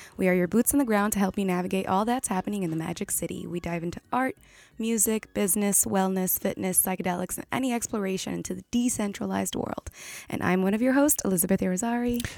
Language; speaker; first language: English; native; English